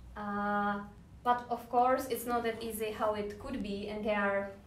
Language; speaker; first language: English; non-native, fluent; Czech